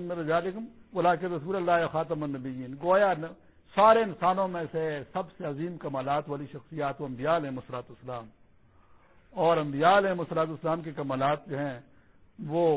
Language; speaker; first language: Urdu; non-native, local second language; Pashto